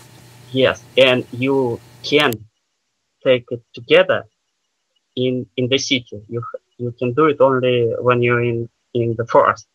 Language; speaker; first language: English; non-native, learner; Russian